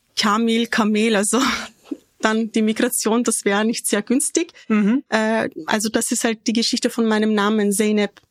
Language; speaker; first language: German; early bilingual, other home language; Turkish